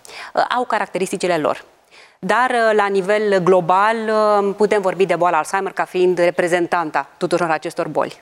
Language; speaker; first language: Romanian; native; Romanian